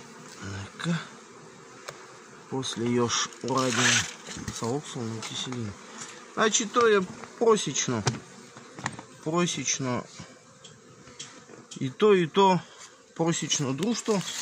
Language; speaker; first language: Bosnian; non-native, learner; Russian